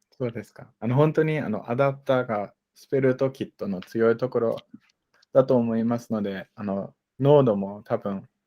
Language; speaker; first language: Japanese; non-native, fluent; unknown